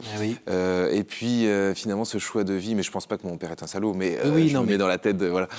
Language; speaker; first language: French; native; French